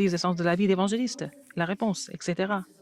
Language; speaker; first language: French; non-native, fluent; Korean